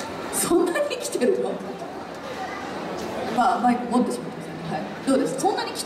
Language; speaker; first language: Japanese; native; Japanese